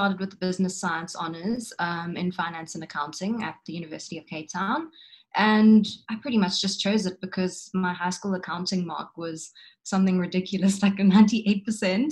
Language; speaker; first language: English; native; English